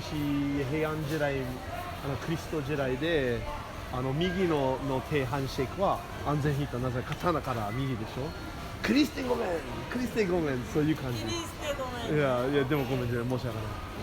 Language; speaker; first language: Japanese; non-native, learner; English